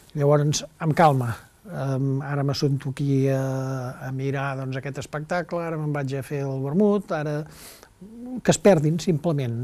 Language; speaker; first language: Catalan; native; Catalan